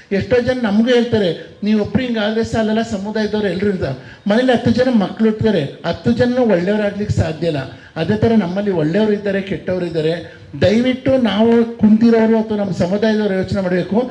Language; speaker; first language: Kannada; native; Kannada